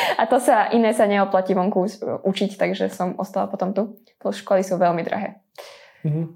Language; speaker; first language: Slovak; non-native, local second language; Hungarian